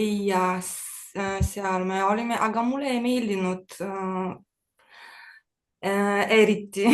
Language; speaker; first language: Estonian; non-native, learner; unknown